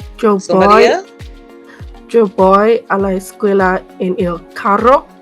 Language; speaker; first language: Spanish; non-native, learner; English